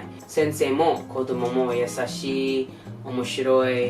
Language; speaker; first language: Japanese; non-native, learner; English